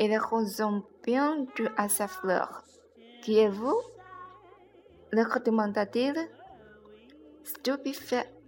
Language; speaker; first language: French; non-native, learner; Chinese